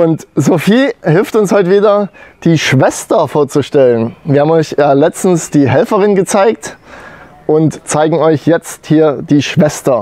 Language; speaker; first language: German; native; German